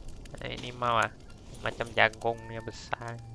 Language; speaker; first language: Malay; non-native, local second language; Chinese